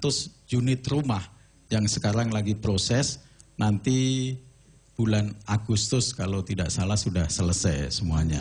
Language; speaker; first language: Indonesian; non-native, local second language; Javanese